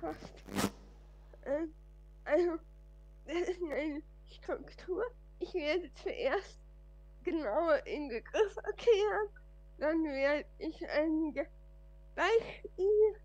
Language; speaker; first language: German; non-native, fluent; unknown